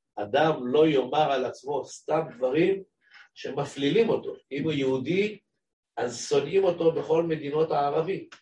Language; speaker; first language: Hebrew; native; Hebrew